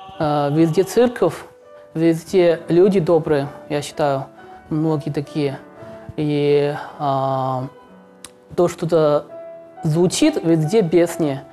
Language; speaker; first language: Russian; non-native, learner; Chinese